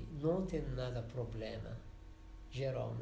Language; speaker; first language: Portuguese; non-native, learner; Persian